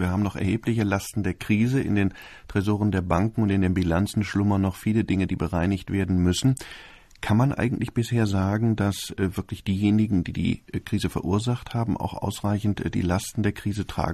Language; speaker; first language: German; native; German